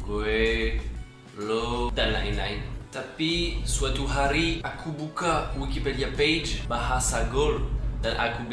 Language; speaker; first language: Indonesian; non-native, learner; French